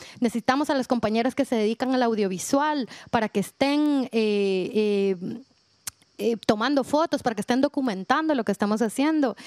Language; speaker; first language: Spanish; native; Spanish